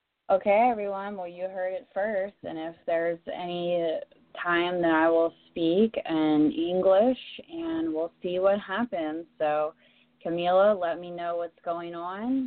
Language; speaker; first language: English; native; English